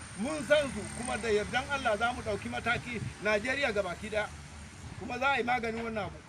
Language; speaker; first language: Hausa; non-native, local second language; Fula